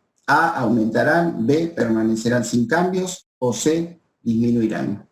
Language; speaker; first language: Spanish; native; Spanish